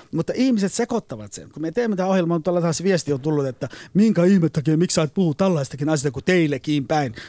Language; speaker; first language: Finnish; non-native, fluent; Somali